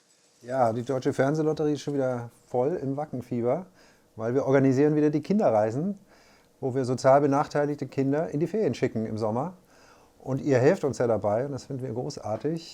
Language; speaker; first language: German; native; German